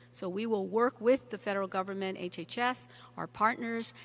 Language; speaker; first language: English; early bilingual, other home language; Spanish